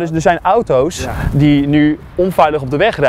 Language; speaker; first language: Dutch; native; Dutch